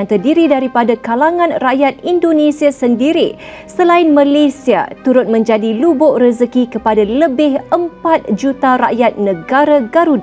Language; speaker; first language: Malay; native; Malay